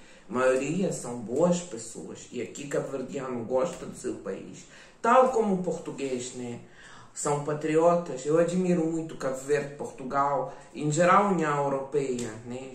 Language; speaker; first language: Portuguese; non-native, fluent; Ukrainian